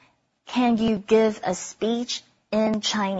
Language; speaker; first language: English; non-native, fluent; Chinese